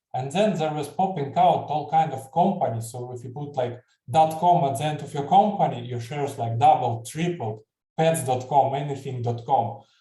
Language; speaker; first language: English; non-native, fluent; Estonian